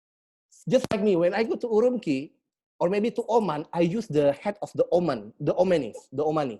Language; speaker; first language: English; non-native, learner; Indonesian